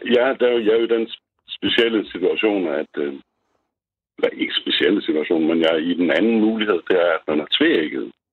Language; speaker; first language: Danish; native; Danish